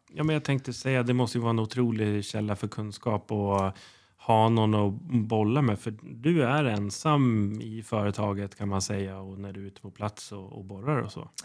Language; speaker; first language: Swedish; native; Swedish